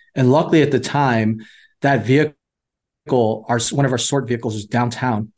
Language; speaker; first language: English; native; English